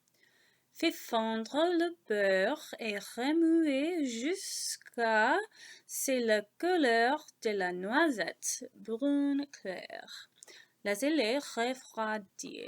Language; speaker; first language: French; non-native, learner; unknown